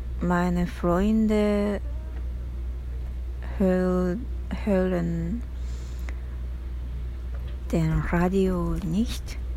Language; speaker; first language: German; non-native, learner; Japanese